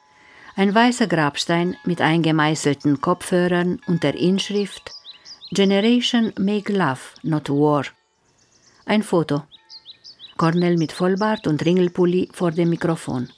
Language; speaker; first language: German; native; German